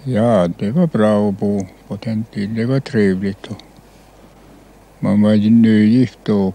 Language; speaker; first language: Swedish; non-native, local second language; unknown